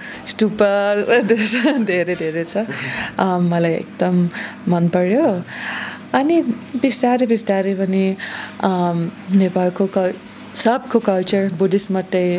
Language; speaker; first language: Nepali; non-native, learner; German